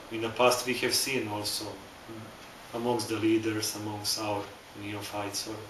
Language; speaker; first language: English; non-native, fluent; Serbian